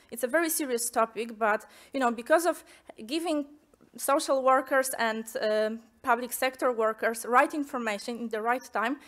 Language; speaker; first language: English; non-native, fluent; Polish